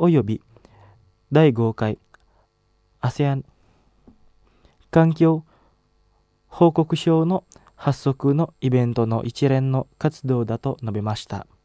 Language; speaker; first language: Japanese; non-native, fluent; Indonesian